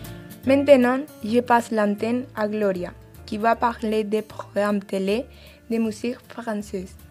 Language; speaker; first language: French; non-native, fluent; Spanish